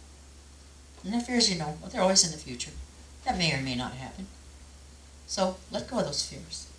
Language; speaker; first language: English; native; English